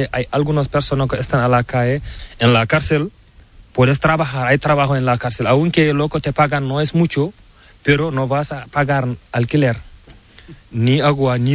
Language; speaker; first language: Spanish; non-native, learner; Fula